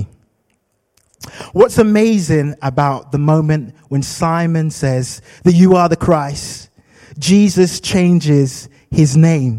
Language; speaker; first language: English; native; English